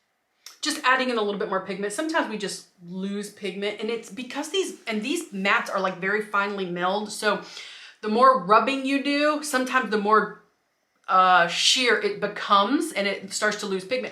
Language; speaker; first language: English; native; English